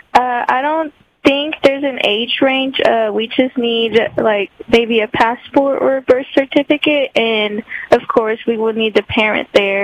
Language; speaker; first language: English; early bilingual, other home language; Spanish